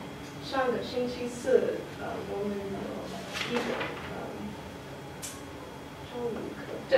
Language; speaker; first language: Chinese; non-native, learner; English